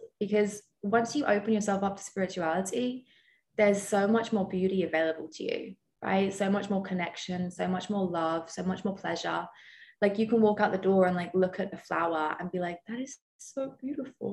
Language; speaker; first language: English; native; English